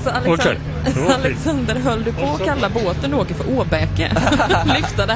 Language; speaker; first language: Swedish; native; Swedish